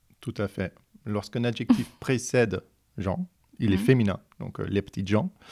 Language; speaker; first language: French; non-native, fluent; Dutch